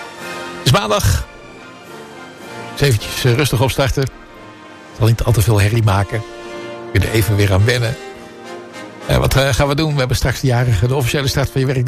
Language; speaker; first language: Dutch; native; Dutch